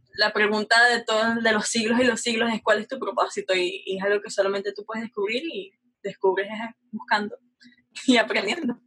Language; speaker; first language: Spanish; native; Spanish